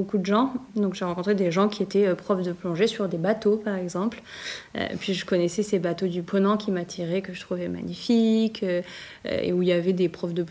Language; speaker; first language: French; native; French